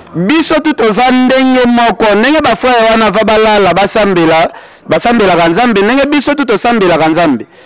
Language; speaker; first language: Lingala; native; Lingala